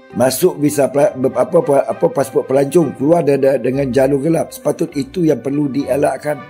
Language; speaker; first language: Malay; native; Malay